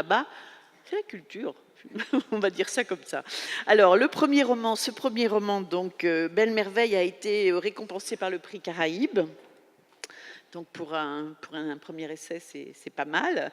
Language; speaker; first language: French; native; French